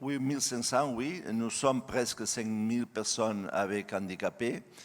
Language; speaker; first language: French; non-native, learner; Spanish